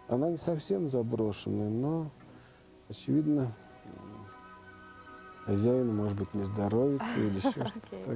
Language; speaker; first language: Russian; native; Russian